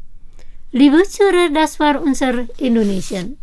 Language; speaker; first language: German; non-native, fluent; Indonesian